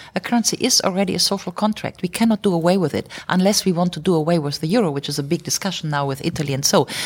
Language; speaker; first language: English; non-native, fluent; German